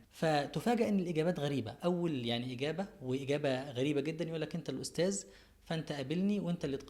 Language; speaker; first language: Arabic; native; Arabic